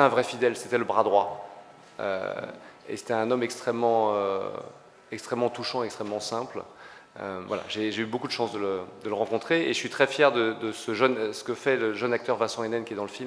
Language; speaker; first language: French; native; French